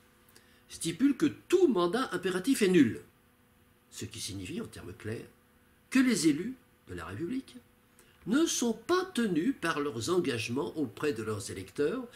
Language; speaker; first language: French; native; French